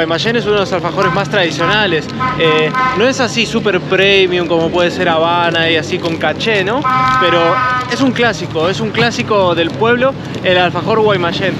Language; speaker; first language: Spanish; native; Spanish